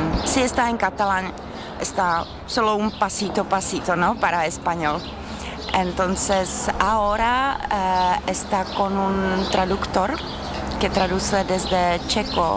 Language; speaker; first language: Spanish; non-native, learner; Czech